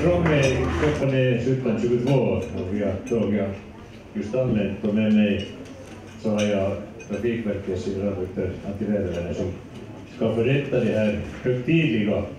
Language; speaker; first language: Swedish; native; Swedish